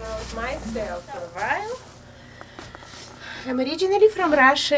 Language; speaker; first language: English; non-native, learner; Russian